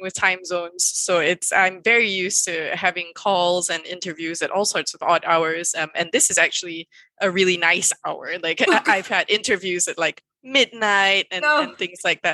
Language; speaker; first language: English; non-native, local second language; Malay